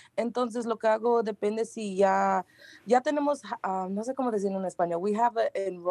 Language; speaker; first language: Spanish; early bilingual, heritage; Spanish